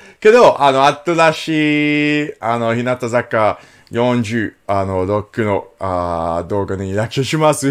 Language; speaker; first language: Japanese; non-native, learner; English